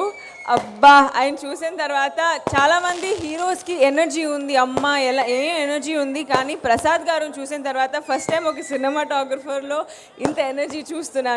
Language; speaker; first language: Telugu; non-native, learner; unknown